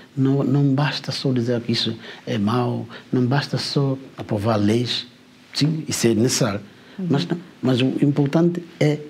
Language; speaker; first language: Portuguese; non-native, local second language; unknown